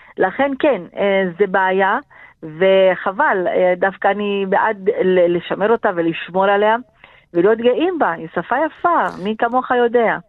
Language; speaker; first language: Hebrew; non-native, local second language; Arabic